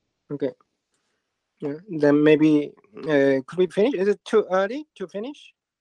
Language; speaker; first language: English; non-native, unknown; Japanese